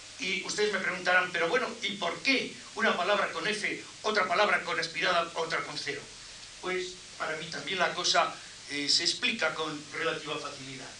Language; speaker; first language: Spanish; native; Spanish